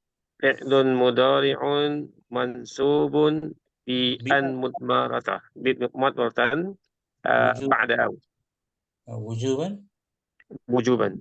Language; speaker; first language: Arabic; non-native, learner; Indonesian